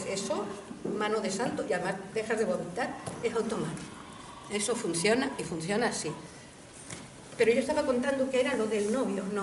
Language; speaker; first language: Spanish; native; Spanish